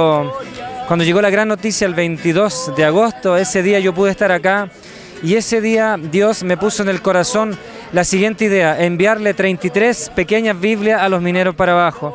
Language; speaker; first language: Spanish; native; Spanish